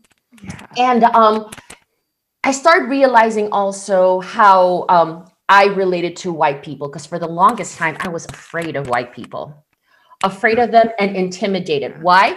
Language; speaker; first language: English; non-native, local second language; Filipino